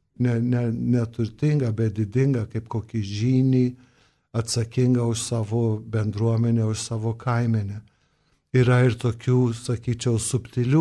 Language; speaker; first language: Lithuanian; early bilingual, heritage; Lithuanian